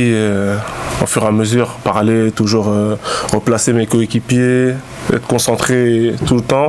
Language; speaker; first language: French; native; French